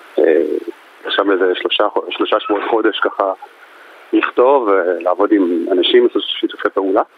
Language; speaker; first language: Hebrew; early bilingual, other home language; Amharic